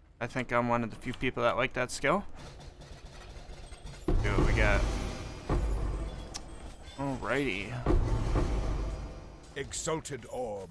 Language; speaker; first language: English; native; English